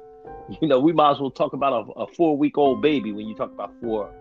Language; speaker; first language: English; native; English